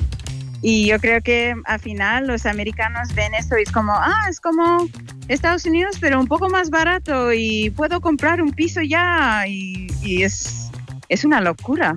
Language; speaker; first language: Spanish; non-native, fluent; English